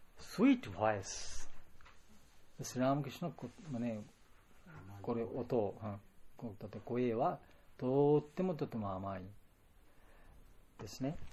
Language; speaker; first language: Japanese; non-native, learner; Bangla